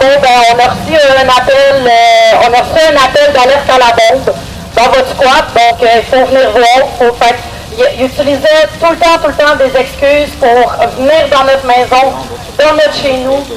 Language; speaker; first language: French; native; French